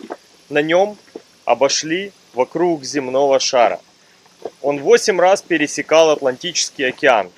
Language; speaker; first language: Russian; native; Russian